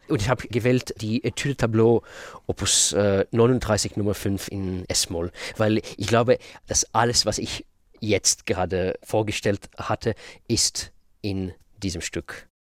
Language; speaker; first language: German; non-native, fluent; Russian